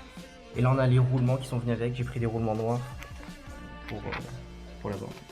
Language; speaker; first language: French; native; French